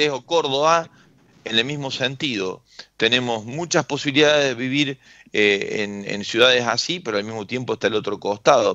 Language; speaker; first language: Spanish; native; Spanish